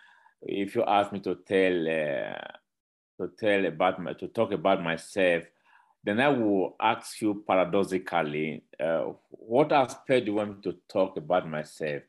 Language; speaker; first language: English; non-native, local second language; Bini